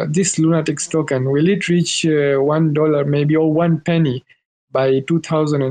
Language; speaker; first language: English; non-native, local second language; Swahili